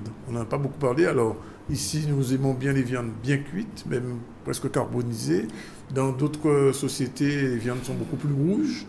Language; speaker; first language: French; native; French